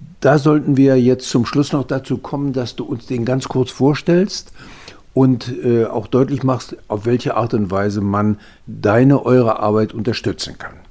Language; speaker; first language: German; native; German